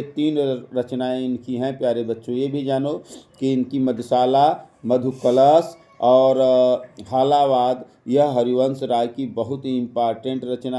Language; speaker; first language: Hindi; native; Hindi